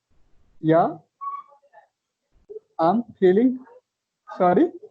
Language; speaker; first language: English; non-native, learner; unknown